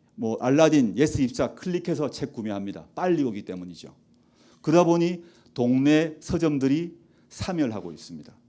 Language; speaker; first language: Korean; native; Korean